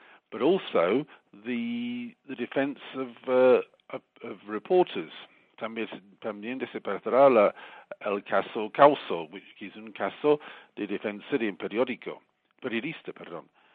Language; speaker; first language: Spanish; non-native, fluent; English